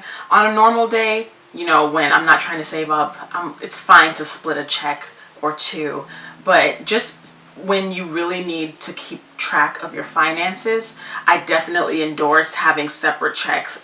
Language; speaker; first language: English; native; English